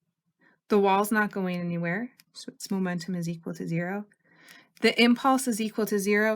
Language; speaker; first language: English; native; English